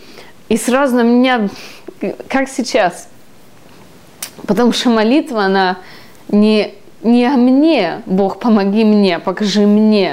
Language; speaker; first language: Russian; early bilingual, heritage; Russian